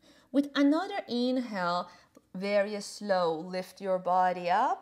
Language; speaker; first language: English; non-native, fluent; Persian